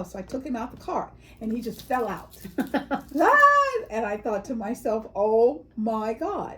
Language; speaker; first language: English; native; English